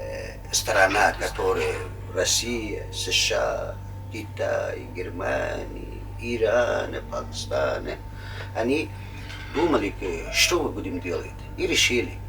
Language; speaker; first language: Russian; non-native, learner; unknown